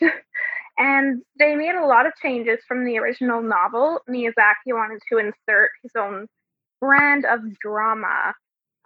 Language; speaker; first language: English; native; English